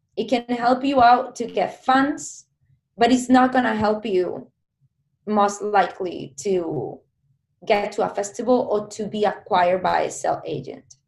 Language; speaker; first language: English; non-native, fluent; Spanish